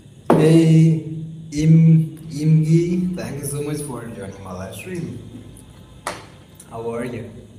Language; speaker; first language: English; non-native, local second language; Hindi